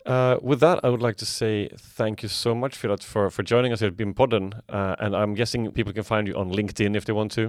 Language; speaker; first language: English; non-native, fluent; Swedish